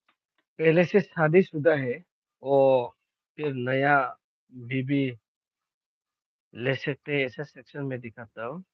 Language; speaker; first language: Hindi; non-native, local second language; Bodo